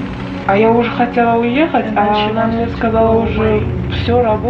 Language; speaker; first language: Russian; non-native, local second language; Uzbek